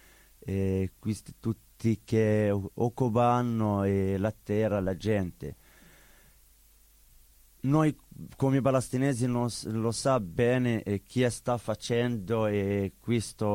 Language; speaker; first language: Italian; non-native, learner; Arabic